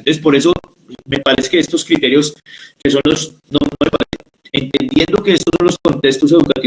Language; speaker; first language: Spanish; native; Spanish